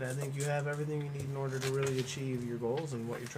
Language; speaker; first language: English; native; English